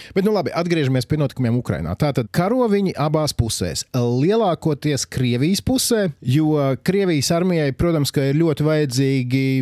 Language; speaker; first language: Latvian; native; Latvian